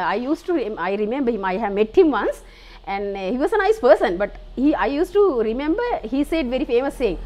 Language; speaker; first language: English; non-native, local second language; Sinhala